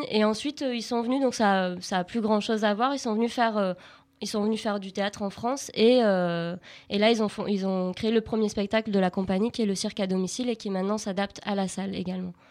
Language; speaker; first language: French; native; French